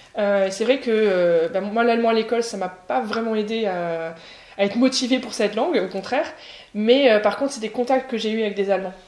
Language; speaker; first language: French; native; French